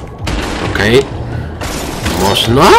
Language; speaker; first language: Polish; non-native, learner; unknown